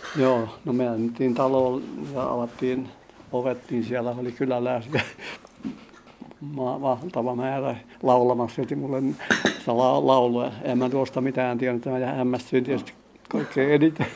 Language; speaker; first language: Finnish; native; Finnish